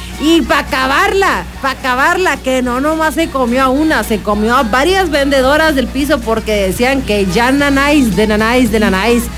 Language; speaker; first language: Spanish; native; Spanish